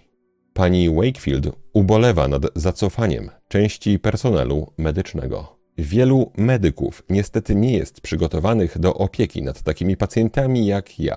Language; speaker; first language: Polish; native; Polish